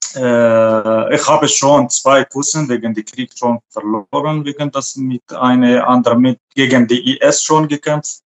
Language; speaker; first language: German; non-native, fluent; Arabic